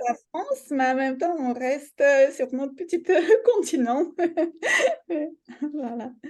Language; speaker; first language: French; non-native, fluent; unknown